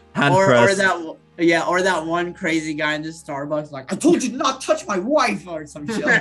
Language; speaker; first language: English; early bilingual, other home language; Arabic